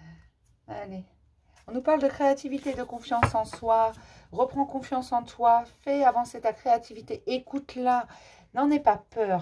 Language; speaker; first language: French; native; French